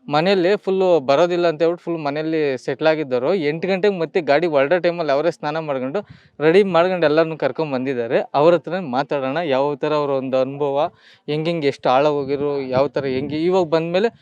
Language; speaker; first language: Kannada; native; Kannada